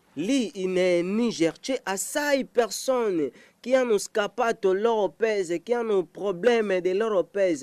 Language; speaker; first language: Italian; non-native, learner; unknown